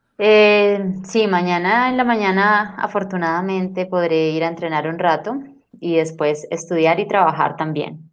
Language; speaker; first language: Spanish; native; Spanish